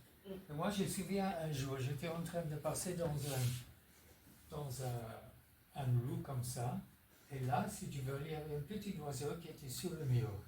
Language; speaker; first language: French; non-native, fluent; English